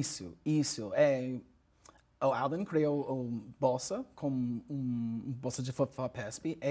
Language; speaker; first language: Portuguese; non-native, learner; English